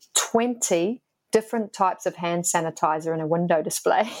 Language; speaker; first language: English; native; English